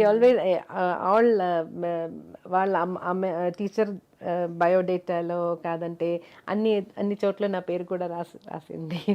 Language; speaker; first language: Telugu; non-native, local second language; Malayalam